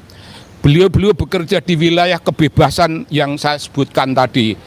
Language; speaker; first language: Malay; non-native, local second language; Javanese